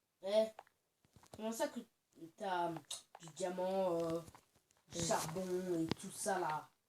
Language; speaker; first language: French; native; French